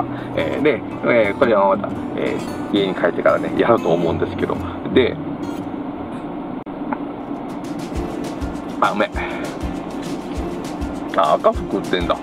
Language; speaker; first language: Japanese; native; Japanese